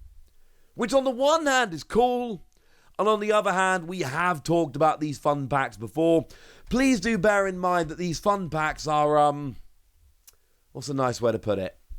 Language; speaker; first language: English; native; English